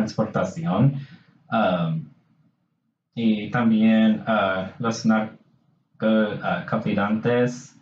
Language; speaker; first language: Spanish; non-native, learner; English